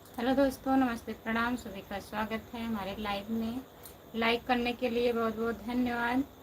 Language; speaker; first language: Hindi; native; Hindi